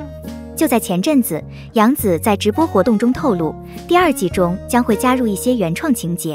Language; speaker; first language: Chinese; native; Chinese